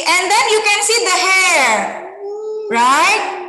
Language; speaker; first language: English; non-native, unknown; Indonesian